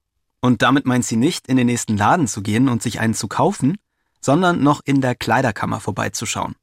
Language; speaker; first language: German; native; German